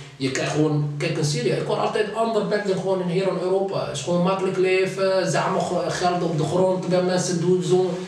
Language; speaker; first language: Dutch; non-native, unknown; Arabic